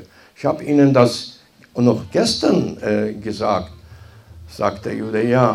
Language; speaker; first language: German; non-native, fluent; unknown